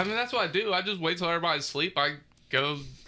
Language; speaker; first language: English; native; English